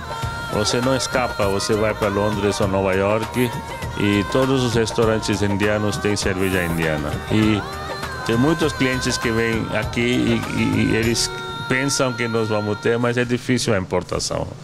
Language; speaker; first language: Portuguese; non-native, fluent; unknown